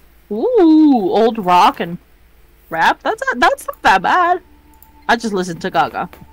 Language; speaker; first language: English; early bilingual, other home language; Spanish